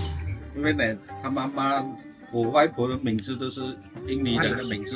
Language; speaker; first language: Chinese; native; Chinese